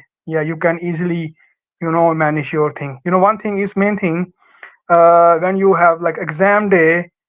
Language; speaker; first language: English; non-native, learner; Urdu